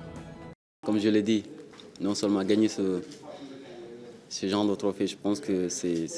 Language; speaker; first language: French; non-native, local second language; Wolof